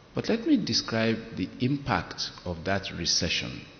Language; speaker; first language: English; non-native, local second language; Yoruba